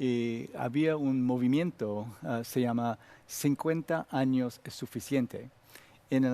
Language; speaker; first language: Spanish; non-native, learner; Korean